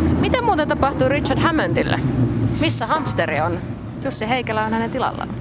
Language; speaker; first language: Finnish; native; Finnish